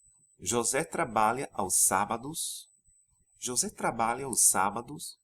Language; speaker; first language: Portuguese; non-native, fluent; English